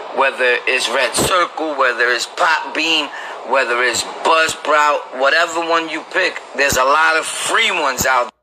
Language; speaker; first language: English; early bilingual, other home language; Spanish